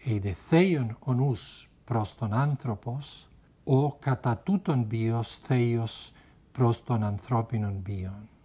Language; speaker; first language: Greek; non-native, fluent; Spanish